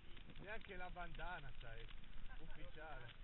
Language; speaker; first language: Italian; native; Italian